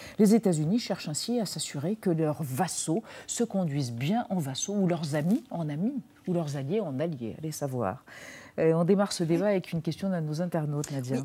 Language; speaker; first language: French; native; French